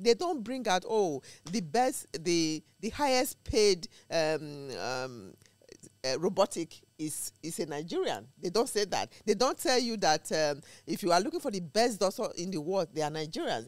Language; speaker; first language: English; non-native, local second language; Esan